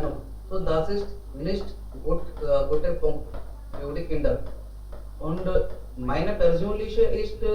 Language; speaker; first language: German; non-native, learner; Hindi